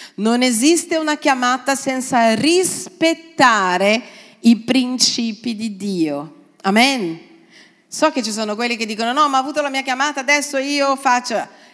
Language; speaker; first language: Italian; non-native, fluent; Portuguese